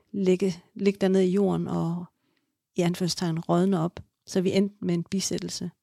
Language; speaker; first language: Danish; native; Danish